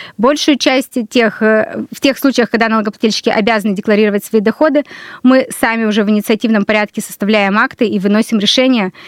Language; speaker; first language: Russian; native; Russian